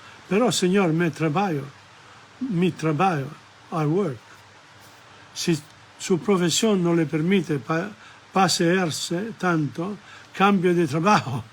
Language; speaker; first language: Spanish; non-native, learner; English